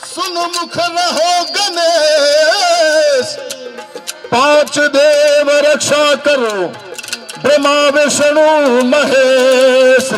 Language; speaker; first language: Hindi; native; Hindi